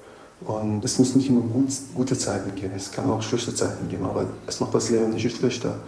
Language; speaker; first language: German; non-native, fluent; Persian